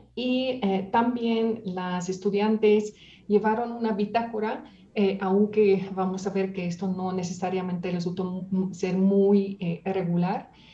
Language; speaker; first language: Spanish; non-native, fluent; Hungarian